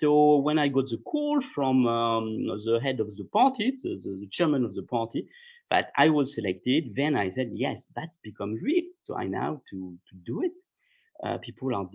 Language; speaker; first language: English; non-native, fluent; French